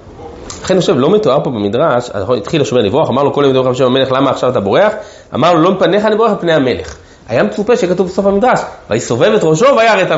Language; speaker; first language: Hebrew; native; Hebrew